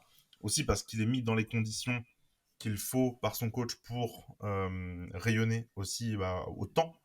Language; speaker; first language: French; native; French